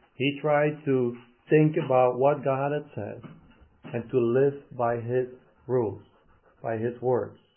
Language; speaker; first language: English; non-native, fluent; Dutch